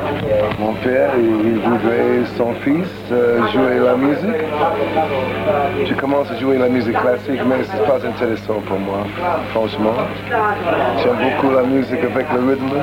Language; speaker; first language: French; non-native, learner; English